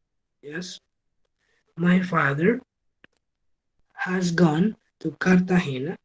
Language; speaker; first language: English; non-native, learner; Spanish